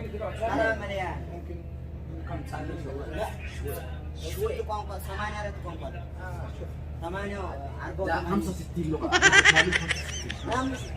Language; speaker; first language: Arabic; native; Arabic